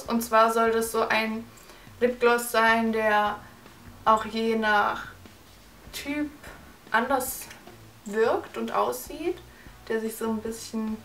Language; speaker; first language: German; native; German